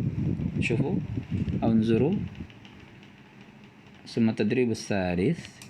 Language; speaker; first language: Arabic; non-native, fluent; Indonesian